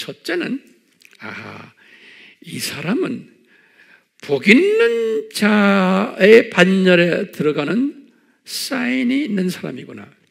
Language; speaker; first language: Korean; native; Korean